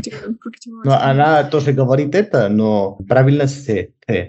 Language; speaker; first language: Russian; non-native, learner; Spanish